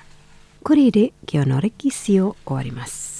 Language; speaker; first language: Japanese; non-native, fluent; Indonesian